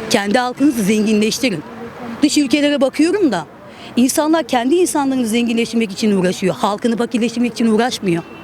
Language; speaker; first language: Turkish; native; Turkish